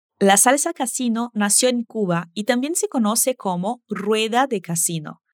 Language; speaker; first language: Spanish; non-native, fluent; Portuguese